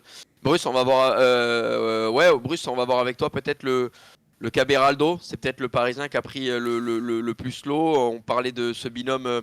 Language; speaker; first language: French; native; French